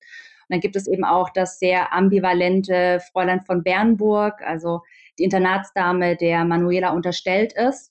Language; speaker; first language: German; native; German